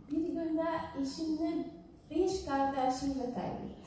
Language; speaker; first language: Turkish; non-native, learner; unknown